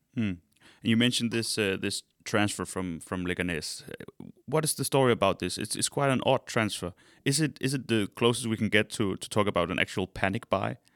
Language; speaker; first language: English; non-native, fluent; Danish